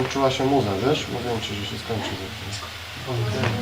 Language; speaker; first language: Polish; native; Polish